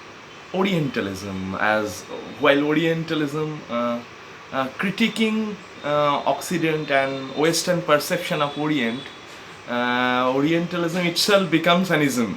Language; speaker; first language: English; non-native, local second language; Bangla